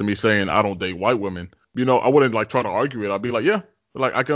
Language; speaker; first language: English; native; English